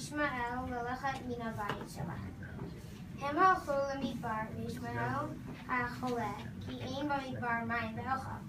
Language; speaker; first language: Hebrew; non-native, learner; English